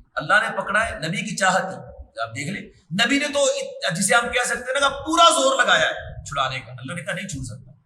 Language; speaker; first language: Urdu; non-native, local second language; Punjabi